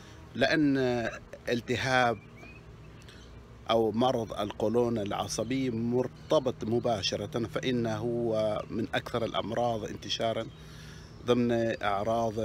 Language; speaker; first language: Arabic; native; Arabic